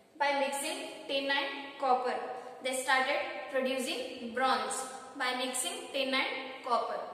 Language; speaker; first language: English; non-native, local second language; Kannada